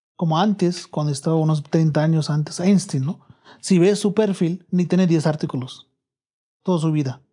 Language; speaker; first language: Spanish; non-native, learner; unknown